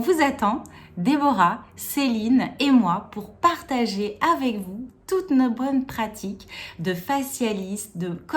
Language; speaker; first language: French; native; French